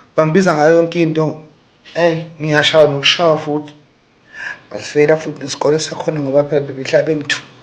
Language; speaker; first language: Zulu; native; Zulu